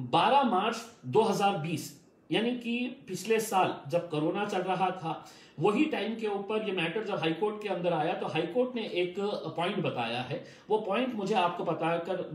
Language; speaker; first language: Hindi; non-native, local second language; Urdu